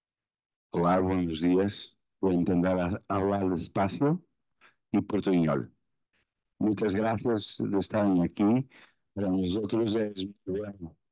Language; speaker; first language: Spanish; non-native, fluent; Portuguese